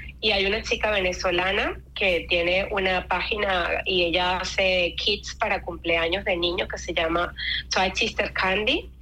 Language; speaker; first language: Spanish; native; Spanish